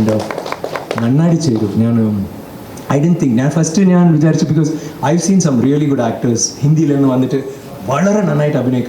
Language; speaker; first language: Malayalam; non-native, learner; Tamil